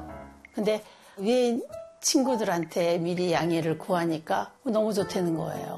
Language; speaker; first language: Korean; native; Korean